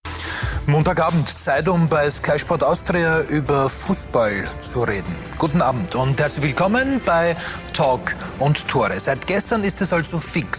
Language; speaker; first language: German; native; German